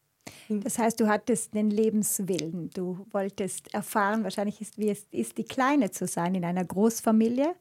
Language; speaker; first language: German; native; German